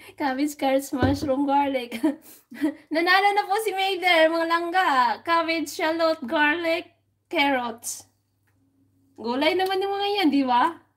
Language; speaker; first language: Filipino; non-native, local second language; Hiligaynon